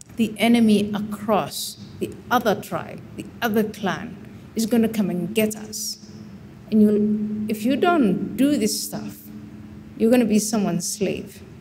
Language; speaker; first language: English; non-native, fluent; Somali